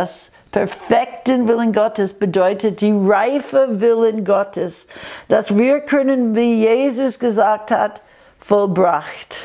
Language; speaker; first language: German; non-native, fluent; English